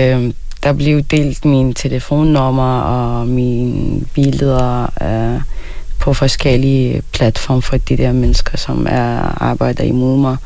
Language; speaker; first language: Danish; early bilingual, other home language; Arabic